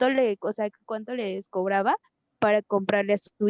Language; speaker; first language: Spanish; native; Spanish